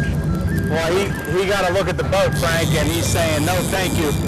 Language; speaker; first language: English; native; English